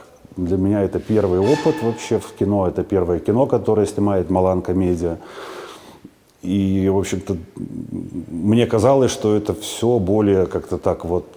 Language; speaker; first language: Russian; native; Russian